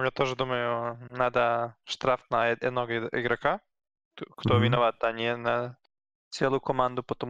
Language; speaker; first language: Russian; non-native, learner; Serbian